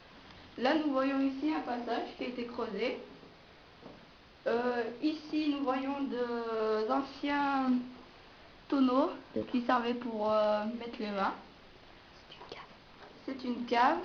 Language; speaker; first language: French; native; French